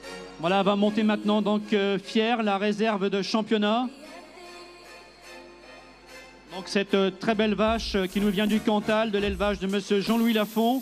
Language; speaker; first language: French; native; French